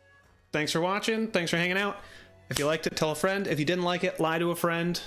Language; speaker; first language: English; native; English